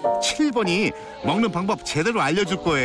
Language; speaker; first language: Korean; native; Korean